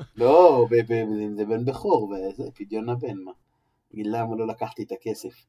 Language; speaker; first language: Hebrew; native; Hebrew